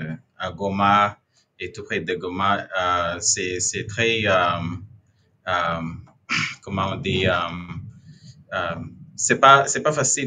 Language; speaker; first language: French; non-native, fluent; Kinyarwanda